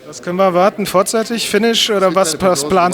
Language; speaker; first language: German; native; German